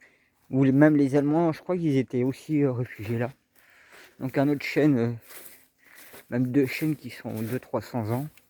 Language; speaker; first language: French; native; French